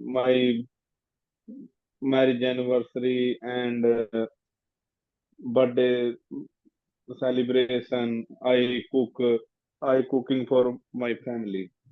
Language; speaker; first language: English; non-native, learner; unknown